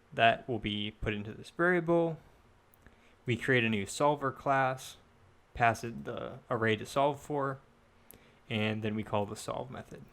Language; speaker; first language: English; native; English